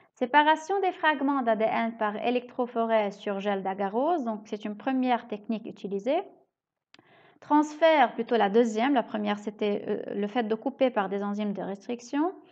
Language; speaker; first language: French; native; French